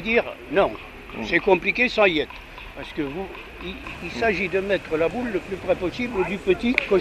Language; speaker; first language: French; native; French